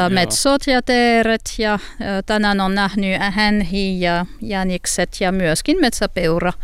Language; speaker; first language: Finnish; non-native, learner; French